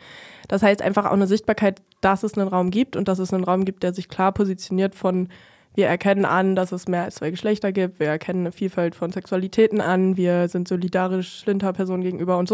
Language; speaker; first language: German; native; German